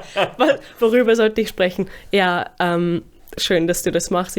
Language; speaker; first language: German; non-native, fluent; English